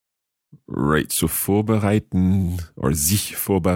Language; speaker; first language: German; non-native, learner; English